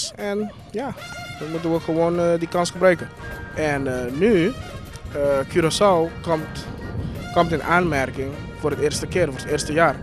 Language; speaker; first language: Dutch; non-native, local second language; Papiamento